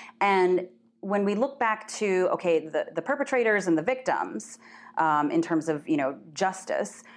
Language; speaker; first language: English; native; English